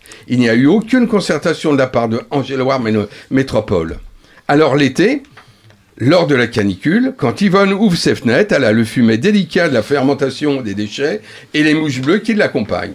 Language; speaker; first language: French; native; French